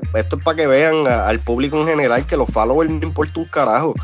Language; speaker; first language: Spanish; native; Spanish